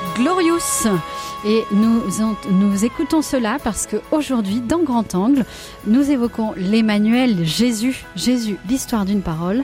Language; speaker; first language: French; native; French